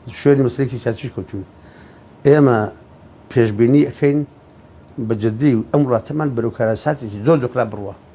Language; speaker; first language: Central Kurdish; non-native, local second language; Gurani